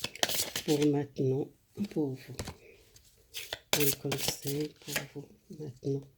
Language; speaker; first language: French; non-native, learner; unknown